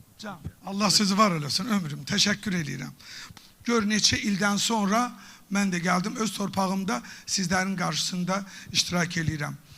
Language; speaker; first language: Azerbaijani; non-native, local second language; Talysh